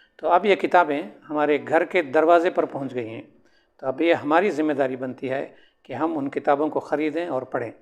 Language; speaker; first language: Urdu; native; Urdu